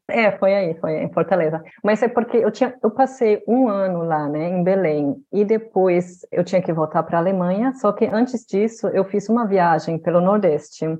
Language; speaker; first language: Portuguese; non-native, fluent; German